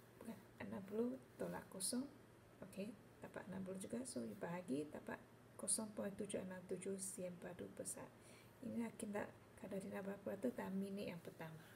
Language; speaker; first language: Malay; non-native, local second language; Chinese